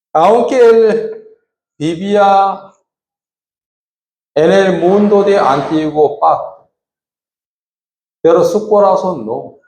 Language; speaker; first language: Spanish; non-native, fluent; Korean